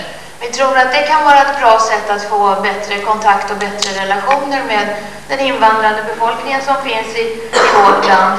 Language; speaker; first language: Swedish; native; Swedish